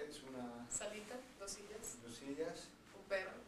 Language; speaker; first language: Spanish; native; Spanish